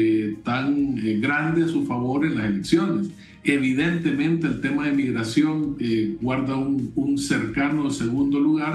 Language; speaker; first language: Spanish; native; Spanish